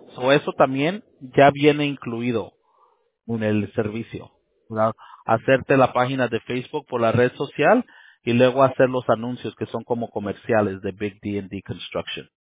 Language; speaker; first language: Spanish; early bilingual, heritage; Spanish